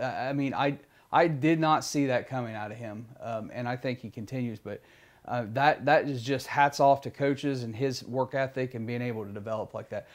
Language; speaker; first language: English; native; English